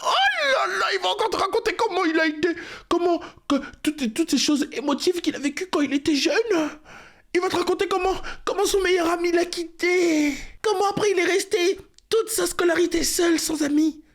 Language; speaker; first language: French; native; French